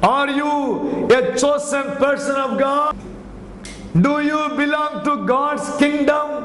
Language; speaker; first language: English; non-native, local second language; Tamil